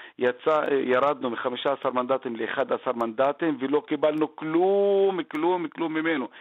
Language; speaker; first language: Hebrew; non-native, local second language; Arabic